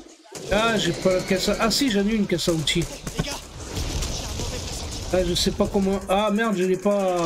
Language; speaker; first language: French; native; French